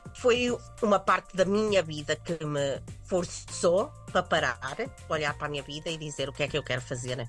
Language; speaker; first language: Portuguese; early bilingual, heritage; English